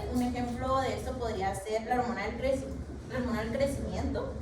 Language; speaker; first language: Spanish; native; Spanish